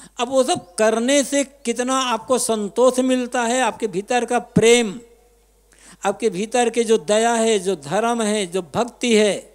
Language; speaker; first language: Hindi; native; Hindi